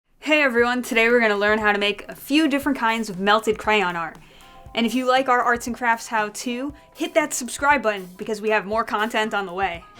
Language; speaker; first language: English; native; English